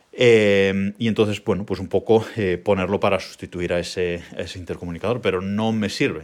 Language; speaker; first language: Spanish; native; Spanish